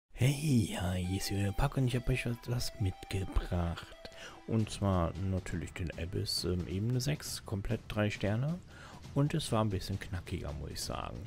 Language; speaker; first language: German; native; German